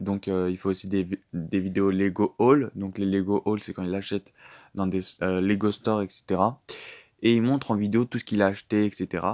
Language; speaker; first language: French; native; French